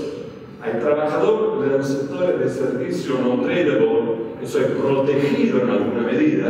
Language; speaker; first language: Spanish; non-native, fluent; Italian